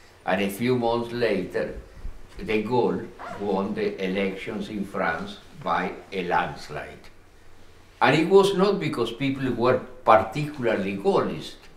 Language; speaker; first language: English; non-native, fluent; Spanish